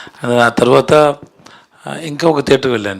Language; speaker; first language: Telugu; non-native, learner; Tamil